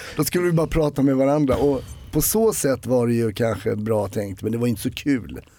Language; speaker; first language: Swedish; native; Swedish